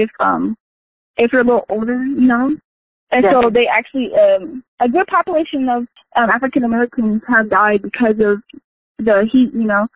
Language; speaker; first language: English; native; English